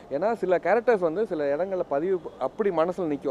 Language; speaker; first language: Tamil; native; Tamil